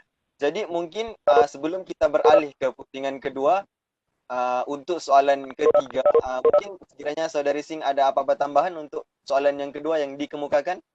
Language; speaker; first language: Malay; native; Malay